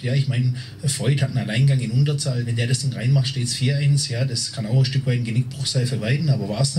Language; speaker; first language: German; native; German